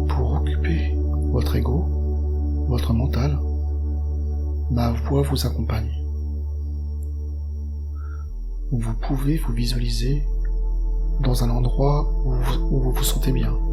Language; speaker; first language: French; native; French